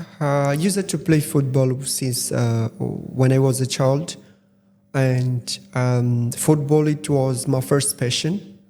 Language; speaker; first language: English; non-native, fluent; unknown